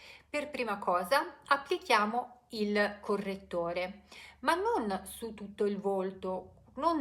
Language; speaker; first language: Italian; native; Italian